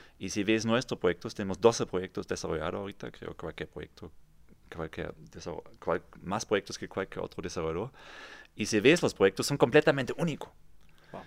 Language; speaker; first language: Spanish; non-native, fluent; German